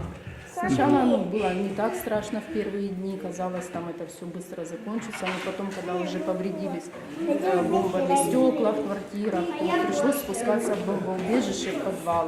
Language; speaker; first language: Russian; native; Russian